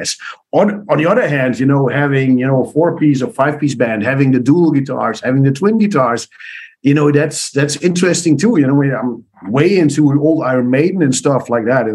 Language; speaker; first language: English; non-native, fluent; Dutch